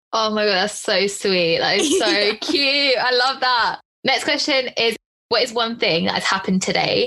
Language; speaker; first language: English; early bilingual, other home language; Punjabi